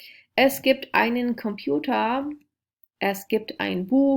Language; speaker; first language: German; non-native, fluent; English